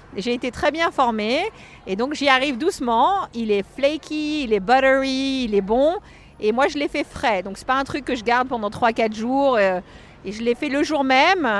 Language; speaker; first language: French; native; French